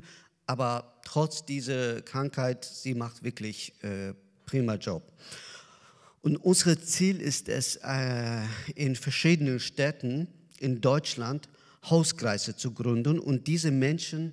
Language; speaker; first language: German; non-native, learner; Azerbaijani